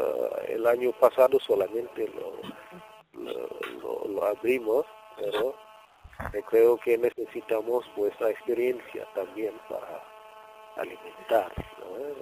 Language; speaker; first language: Spanish; non-native, fluent; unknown